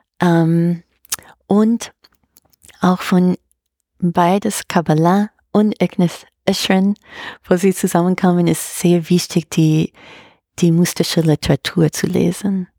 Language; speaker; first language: German; non-native, fluent; English